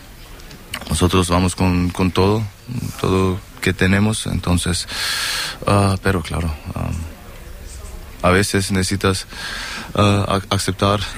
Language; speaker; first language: Spanish; non-native, learner; German